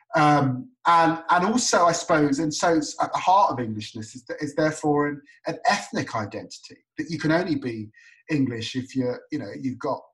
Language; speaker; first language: English; native; English